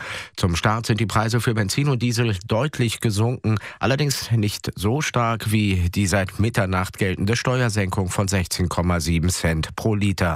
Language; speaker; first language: German; native; German